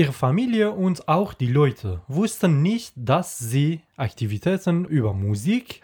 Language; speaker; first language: German; non-native, learner; Persian